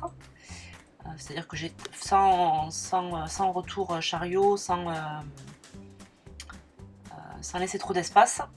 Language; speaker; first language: French; native; French